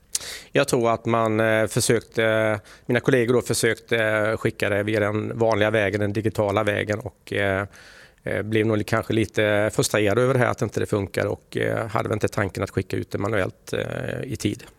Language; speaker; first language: Swedish; native; Swedish